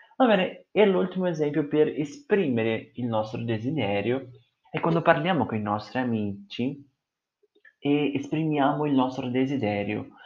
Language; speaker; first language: Italian; non-native, fluent; Portuguese